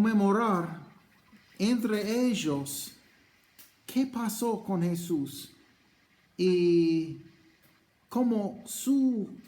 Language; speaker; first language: Spanish; non-native, fluent; English